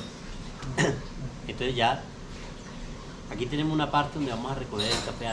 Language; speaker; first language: Spanish; native; Spanish